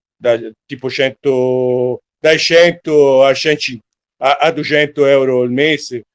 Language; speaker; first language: Italian; native; Italian